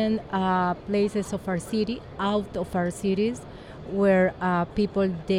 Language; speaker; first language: English; non-native, learner; Spanish